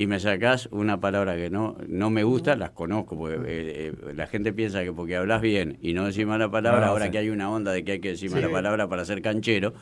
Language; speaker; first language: Spanish; native; Spanish